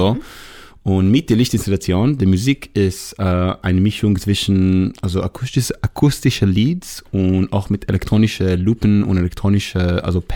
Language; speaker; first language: German; non-native, learner; Hebrew